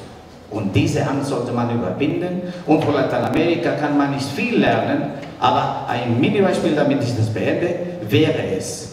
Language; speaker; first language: German; non-native, fluent; Spanish